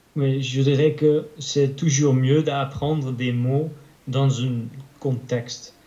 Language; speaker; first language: French; non-native, learner; Dutch